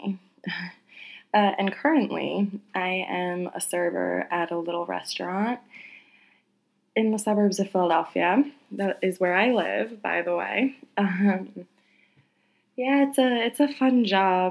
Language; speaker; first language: English; native; English